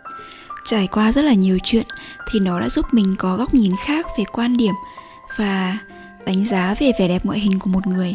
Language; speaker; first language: Vietnamese; native; Vietnamese